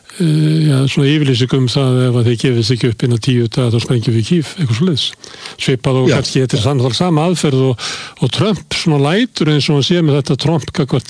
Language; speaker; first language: Icelandic; native; Icelandic